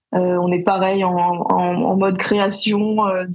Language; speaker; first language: French; native; French